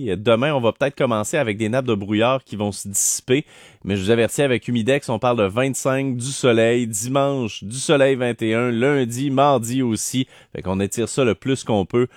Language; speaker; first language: French; native; French